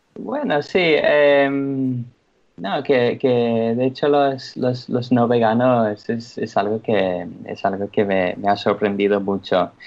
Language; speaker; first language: Spanish; non-native, fluent; English